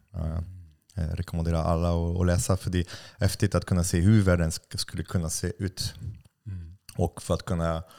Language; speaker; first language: Swedish; non-native, fluent; French